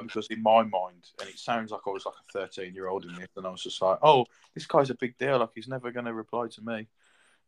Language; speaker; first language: English; native; English